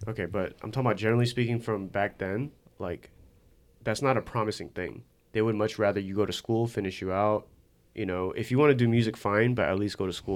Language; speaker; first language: English; early bilingual, other home language; Korean